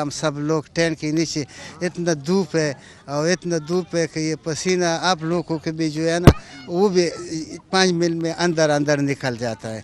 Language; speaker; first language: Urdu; non-native, local second language; Pashto